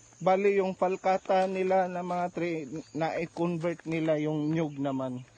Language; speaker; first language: Filipino; non-native, local second language; Cebuano